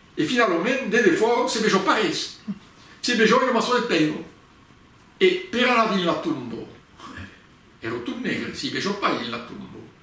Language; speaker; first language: Occitan; native; Occitan